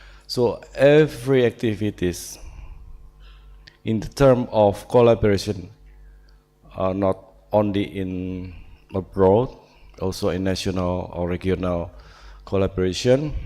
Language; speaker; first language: English; non-native, learner; Indonesian